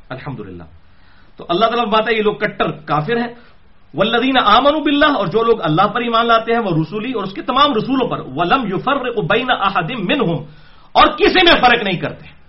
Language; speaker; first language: Urdu; non-native, local second language; Punjabi